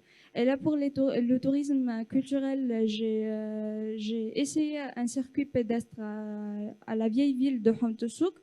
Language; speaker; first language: French; non-native, local second language; Arabic